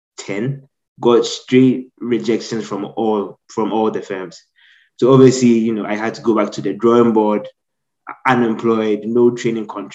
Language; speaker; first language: English; non-native, local second language; Akan